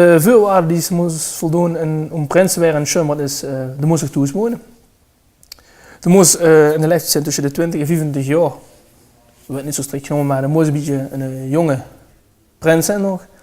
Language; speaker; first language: Dutch; native; Dutch